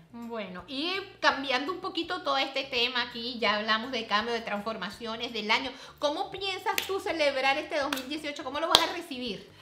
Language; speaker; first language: Spanish; native; Spanish